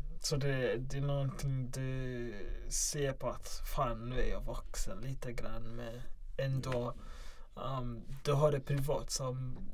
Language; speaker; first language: Swedish; non-native, local second language; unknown